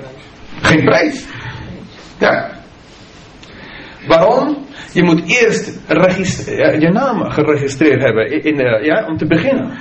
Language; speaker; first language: Dutch; non-native, fluent; English